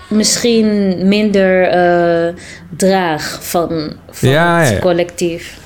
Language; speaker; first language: Dutch; early bilingual, other home language; Tigrinya